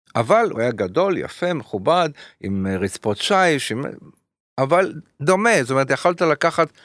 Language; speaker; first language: Hebrew; early bilingual, other home language; French